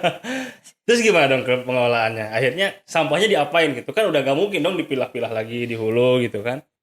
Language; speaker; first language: Indonesian; native; Indonesian